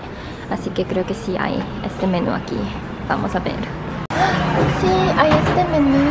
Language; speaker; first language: Spanish; non-native, learner; Korean